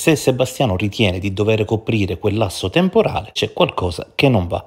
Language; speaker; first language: Italian; native; Italian